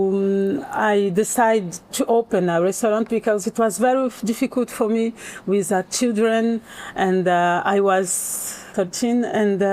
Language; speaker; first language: English; non-native, learner; Portuguese